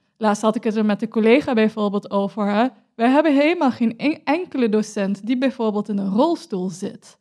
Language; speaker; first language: Dutch; early bilingual, other home language; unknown